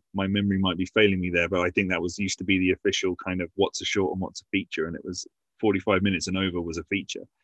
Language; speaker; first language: English; native; English